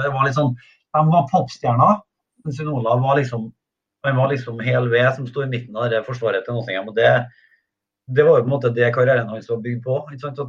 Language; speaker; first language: Norwegian; native; Norwegian